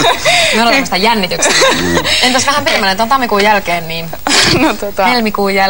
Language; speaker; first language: Finnish; native; Finnish